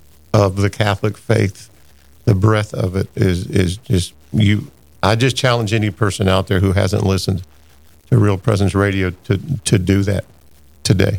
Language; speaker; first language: English; native; English